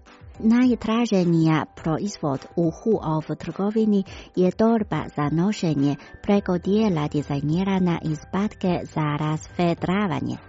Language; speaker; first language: Croatian; non-native, fluent; Chinese